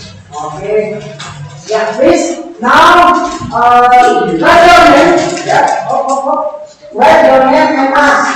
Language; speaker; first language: English; non-native, learner; Indonesian